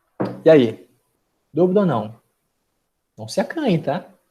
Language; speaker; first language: Portuguese; native; Portuguese